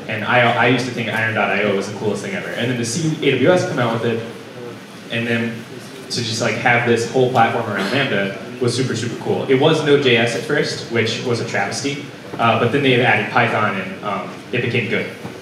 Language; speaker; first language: English; native; English